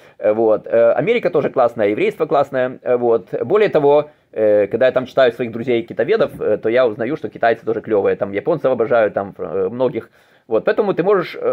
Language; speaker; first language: Russian; native; Russian